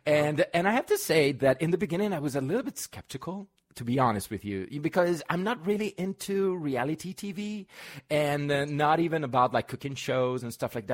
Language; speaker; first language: English; non-native, fluent; Italian